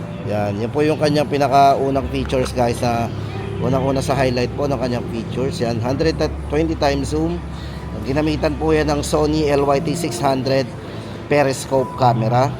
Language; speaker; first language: Filipino; native; Filipino